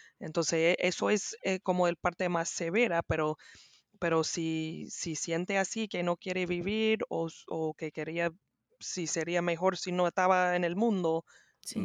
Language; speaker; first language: Spanish; non-native, learner; English